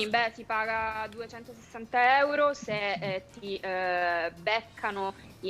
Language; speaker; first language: Italian; native; Italian